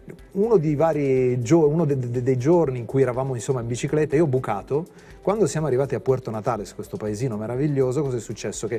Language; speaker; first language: Italian; native; Italian